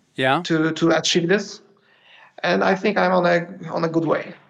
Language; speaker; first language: English; non-native, fluent; Polish